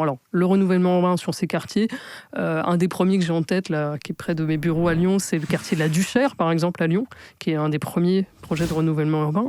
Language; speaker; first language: French; native; French